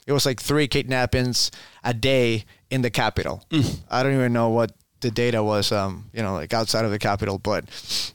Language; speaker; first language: English; non-native, fluent; Spanish